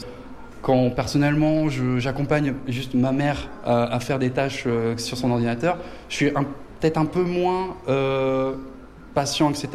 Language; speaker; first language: French; native; French